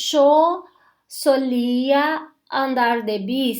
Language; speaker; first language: Spanish; non-native, fluent; Portuguese